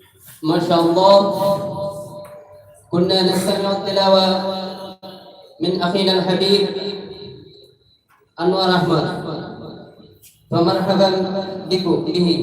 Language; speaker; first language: Arabic; non-native, learner; Bangla